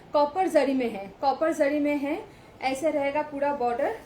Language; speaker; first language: Hindi; non-native, local second language; Bangla